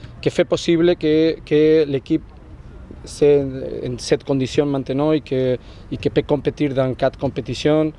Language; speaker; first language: French; non-native, learner; Spanish